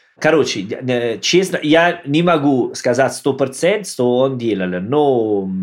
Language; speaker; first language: Russian; non-native, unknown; Italian